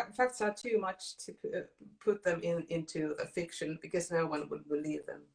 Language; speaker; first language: English; non-native, fluent; Finnish